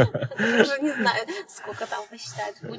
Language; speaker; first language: Russian; native; Russian